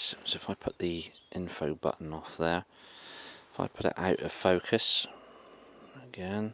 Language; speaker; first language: English; native; English